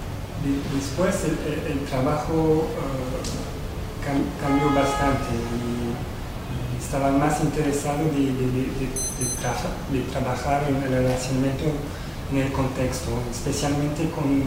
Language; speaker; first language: Spanish; non-native, fluent; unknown